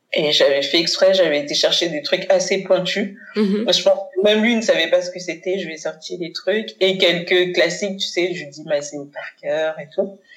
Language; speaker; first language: French; early bilingual, other home language; Haitian Creole